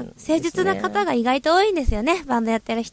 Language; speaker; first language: Japanese; native; Japanese